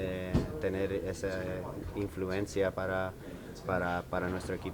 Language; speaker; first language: Spanish; early bilingual, heritage; English